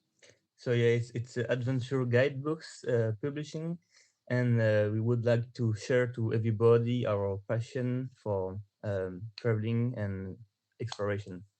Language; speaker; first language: English; non-native, learner; French